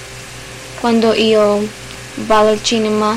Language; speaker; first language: Italian; non-native, learner; English